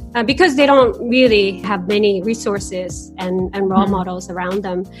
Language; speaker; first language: English; non-native, fluent; Japanese